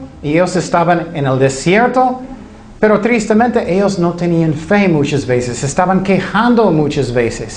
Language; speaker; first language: Spanish; non-native, fluent; English